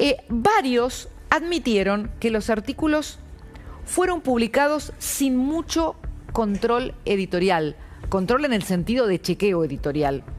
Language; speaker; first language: Spanish; native; Spanish